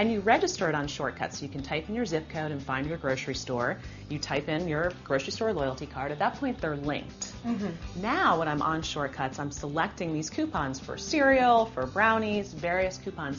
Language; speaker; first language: English; native; English